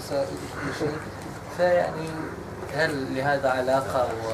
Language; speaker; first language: Arabic; non-native, fluent; Bosnian